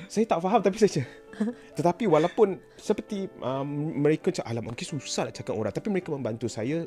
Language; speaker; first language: Malay; native; Malay